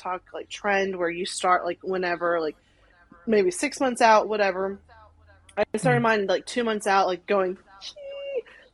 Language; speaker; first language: English; native; English